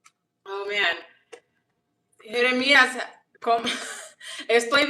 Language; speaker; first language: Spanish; non-native, learner; English